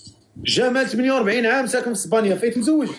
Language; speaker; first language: Arabic; native; Arabic